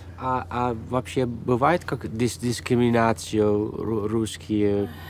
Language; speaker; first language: Russian; non-native, fluent; Dutch